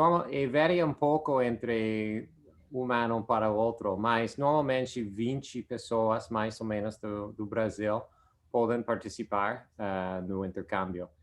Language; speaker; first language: Portuguese; non-native, fluent; English